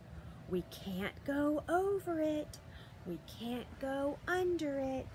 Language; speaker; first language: English; native; English